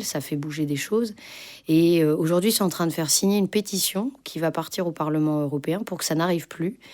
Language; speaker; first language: French; native; French